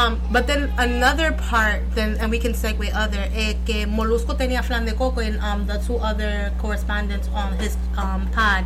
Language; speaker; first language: English; early bilingual, other home language; Spanish